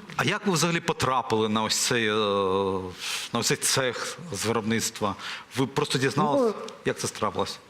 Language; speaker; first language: Ukrainian; native; Ukrainian